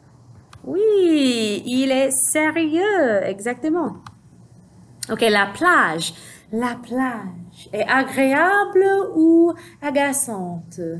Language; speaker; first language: French; non-native, fluent; English